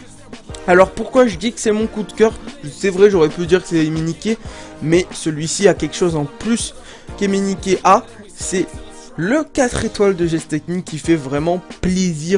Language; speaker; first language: French; native; French